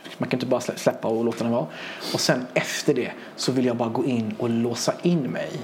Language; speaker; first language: Swedish; early bilingual, other home language; Persian